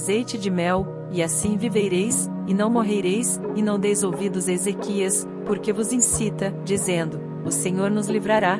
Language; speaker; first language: Portuguese; native; Portuguese